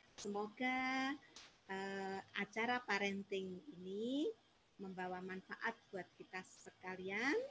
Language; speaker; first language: Indonesian; non-native, local second language; Javanese